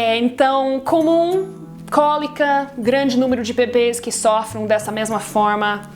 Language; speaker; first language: Portuguese; non-native, fluent; English